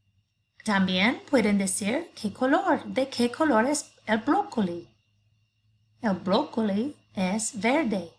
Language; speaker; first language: Spanish; non-native, fluent; English